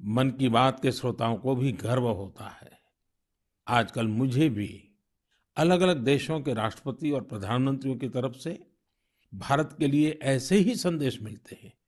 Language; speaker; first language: Hindi; non-native, local second language; Gujarati